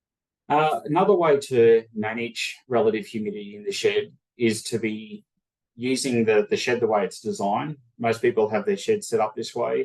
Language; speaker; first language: English; native; English